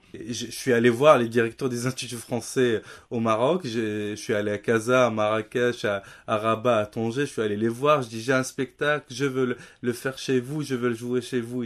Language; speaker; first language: French; non-native, local second language; Riffian